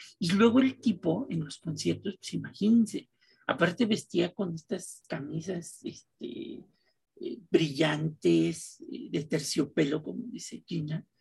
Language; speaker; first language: Spanish; native; Spanish